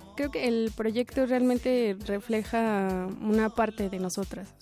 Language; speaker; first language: Spanish; native; Spanish